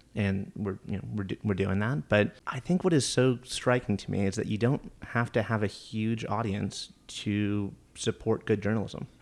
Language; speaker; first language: English; native; English